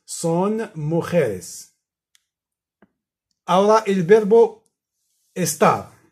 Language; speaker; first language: Spanish; non-native, fluent; Arabic